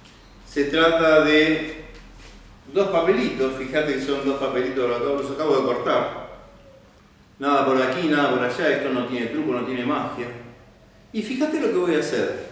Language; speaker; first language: Spanish; native; Spanish